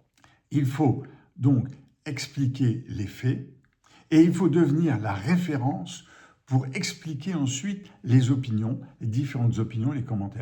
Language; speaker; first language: French; native; French